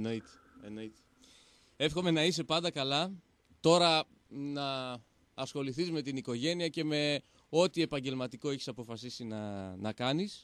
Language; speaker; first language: Greek; native; Greek